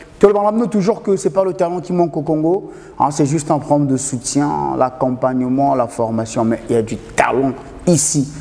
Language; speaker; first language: French; non-native, local second language; Lingala